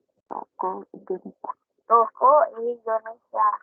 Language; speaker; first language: Indonesian; non-native, learner; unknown